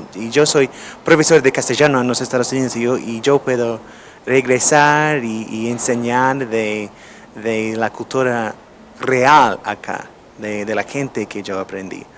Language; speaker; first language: Spanish; non-native, fluent; English